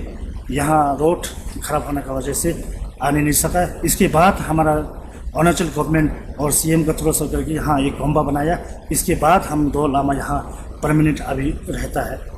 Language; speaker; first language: Hindi; non-native, local second language; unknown